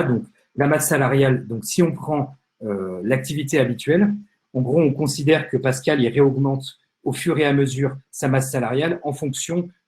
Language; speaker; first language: French; native; French